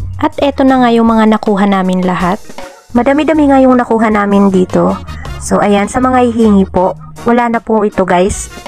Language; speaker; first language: Filipino; non-native, local second language; Waray